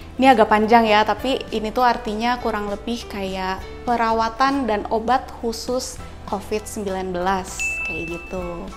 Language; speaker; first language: Indonesian; native; Indonesian